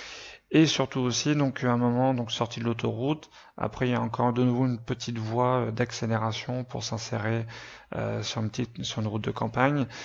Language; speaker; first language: French; native; French